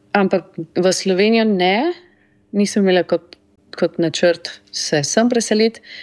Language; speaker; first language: Slovenian; early bilingual, heritage; Slovenian